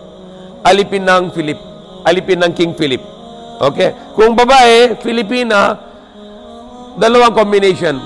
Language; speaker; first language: Filipino; non-native, fluent; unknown